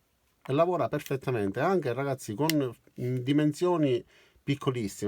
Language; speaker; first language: Italian; native; Italian